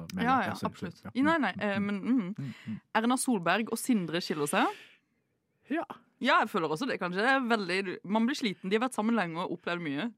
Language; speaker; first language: Norwegian; native; Norwegian